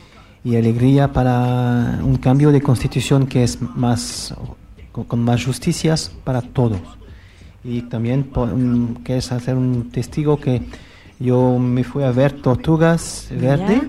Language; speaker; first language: Spanish; non-native, learner; French